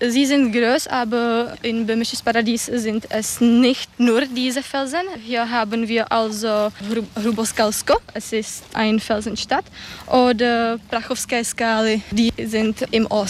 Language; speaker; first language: German; non-native, learner; Czech